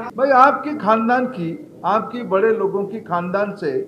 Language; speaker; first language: Hindi; non-native, local second language; Odia